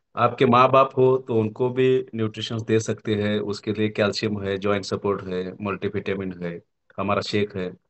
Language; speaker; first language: Hindi; non-native, local second language; Marathi